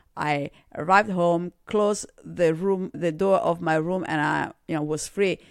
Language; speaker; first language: English; non-native, fluent; Italian